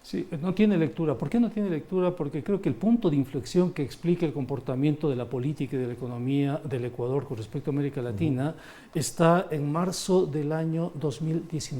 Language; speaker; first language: Spanish; native; Spanish